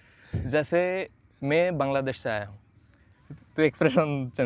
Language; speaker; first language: Hindi; non-native, fluent; Bangla